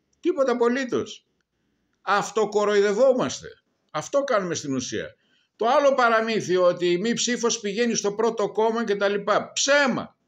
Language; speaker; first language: Greek; native; Greek